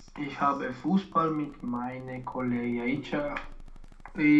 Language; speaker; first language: German; non-native, learner; Romanian